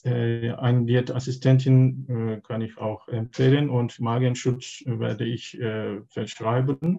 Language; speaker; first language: German; non-native, learner; Turkish